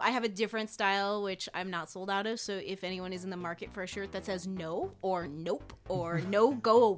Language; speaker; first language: English; native; English